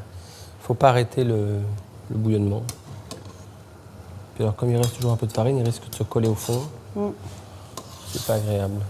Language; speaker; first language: French; native; French